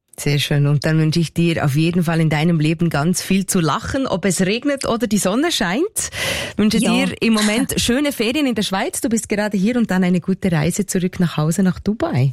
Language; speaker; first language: German; native; German